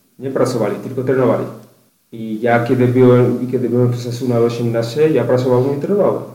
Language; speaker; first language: Polish; non-native, learner; Spanish